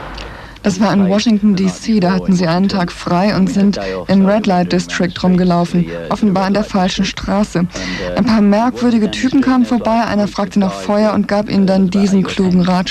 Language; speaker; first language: German; native; German